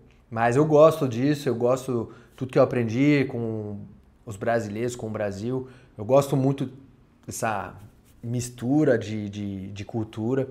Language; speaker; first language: Portuguese; non-native, fluent; French